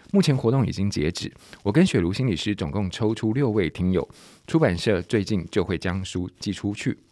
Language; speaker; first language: Chinese; native; Chinese